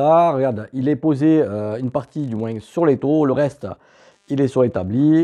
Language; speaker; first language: French; native; French